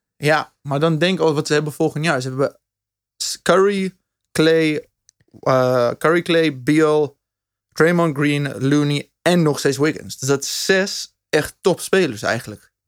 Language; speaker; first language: Dutch; non-native, fluent; English